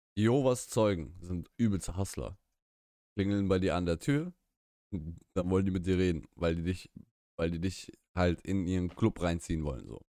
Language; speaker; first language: German; early bilingual, other home language; Russian